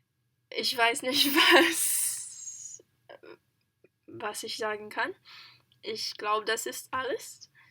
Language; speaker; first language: German; non-native, learner; English